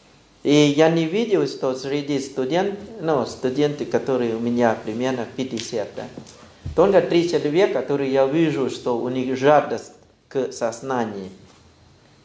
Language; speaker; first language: Russian; non-native, fluent; Thai